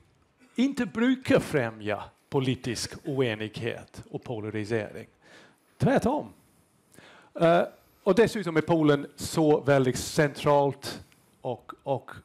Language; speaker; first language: Swedish; non-native, fluent; English